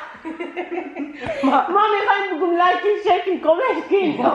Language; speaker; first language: Persian; early bilingual, heritage; Persian